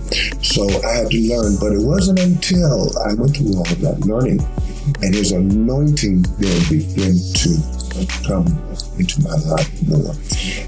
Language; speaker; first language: English; native; English